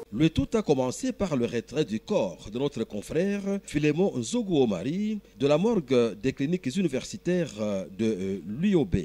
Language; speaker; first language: French; non-native, local second language; Swahili